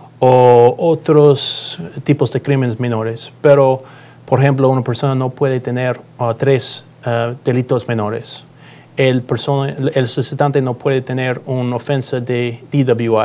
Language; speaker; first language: Spanish; non-native, learner; English